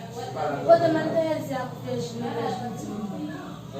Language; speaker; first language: Portuguese; non-native, learner; Haitian Creole